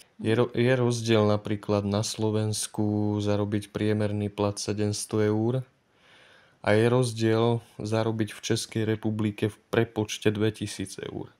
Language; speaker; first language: Slovak; native; Slovak